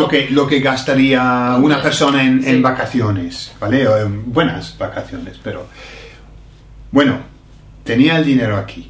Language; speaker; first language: Spanish; non-native, fluent; English